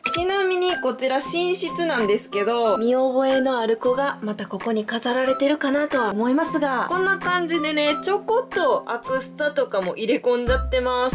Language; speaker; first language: Japanese; native; Japanese